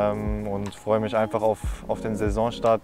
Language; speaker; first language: German; non-native, fluent; Japanese